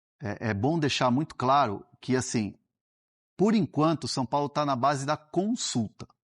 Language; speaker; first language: Portuguese; native; Portuguese